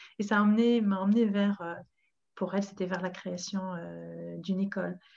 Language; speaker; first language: French; non-native, fluent; English